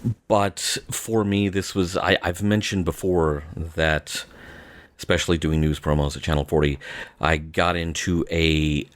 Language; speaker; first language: English; native; English